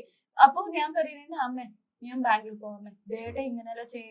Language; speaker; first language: Malayalam; non-native, learner; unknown